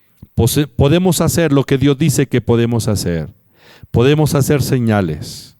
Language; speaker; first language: Spanish; native; Spanish